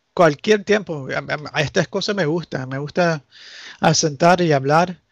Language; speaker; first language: Spanish; early bilingual, heritage; Spanish